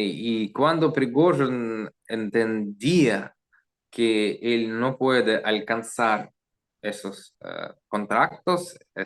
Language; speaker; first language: Spanish; non-native, learner; Russian